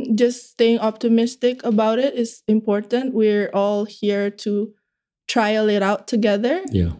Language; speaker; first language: English; early bilingual, other home language; Indonesian